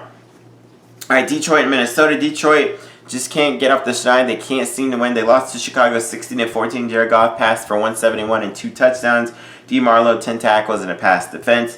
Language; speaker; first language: English; native; English